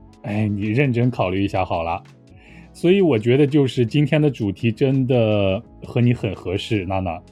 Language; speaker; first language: Chinese; native; Chinese